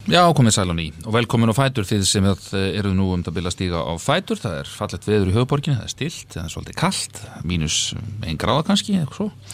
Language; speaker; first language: Icelandic; native; Icelandic